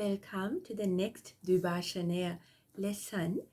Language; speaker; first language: English; non-native, local second language; Sinhala